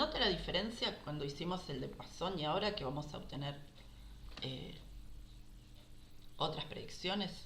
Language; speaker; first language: Spanish; native; Spanish